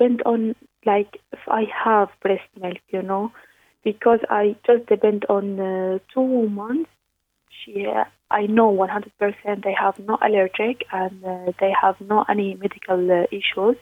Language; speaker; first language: English; non-native, learner; Arabic